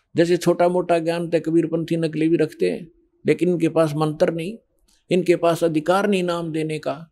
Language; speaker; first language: Hindi; native; Hindi